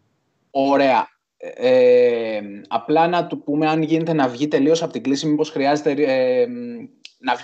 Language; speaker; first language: Greek; native; Greek